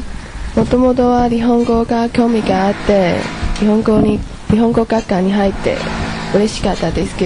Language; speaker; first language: Japanese; non-native, learner; Chinese